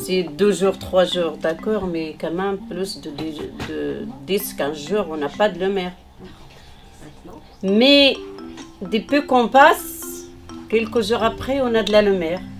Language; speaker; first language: French; non-native, learner; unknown